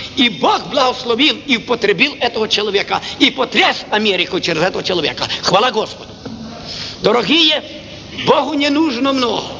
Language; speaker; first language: Russian; non-native, local second language; Ukrainian